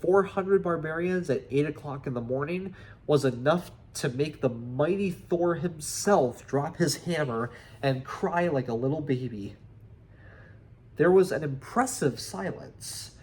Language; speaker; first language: English; native; English